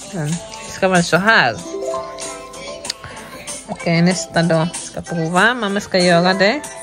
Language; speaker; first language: Swedish; non-native, learner; Filipino